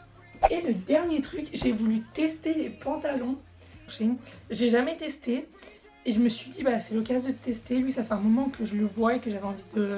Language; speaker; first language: French; native; French